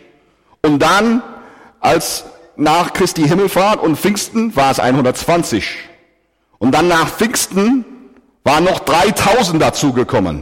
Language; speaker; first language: German; non-native, fluent; English